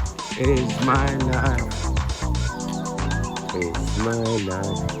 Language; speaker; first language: English; non-native, learner; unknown